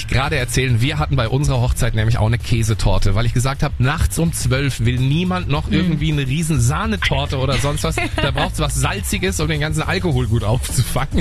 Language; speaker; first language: German; native; German